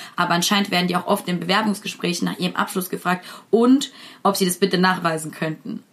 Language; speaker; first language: German; early bilingual, other home language; Russian